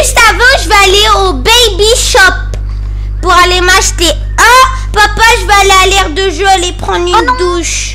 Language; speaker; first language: French; native; French